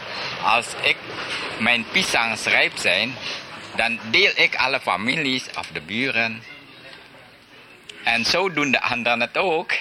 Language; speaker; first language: Dutch; early bilingual, heritage; Dutch